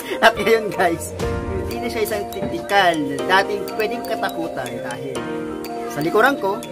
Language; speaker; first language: Filipino; native; Filipino